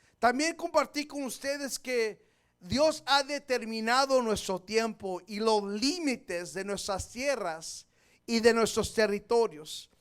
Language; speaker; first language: Spanish; early bilingual, heritage; Spanish